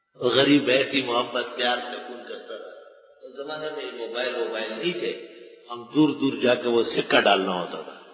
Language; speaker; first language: Urdu; non-native, local second language; Pashto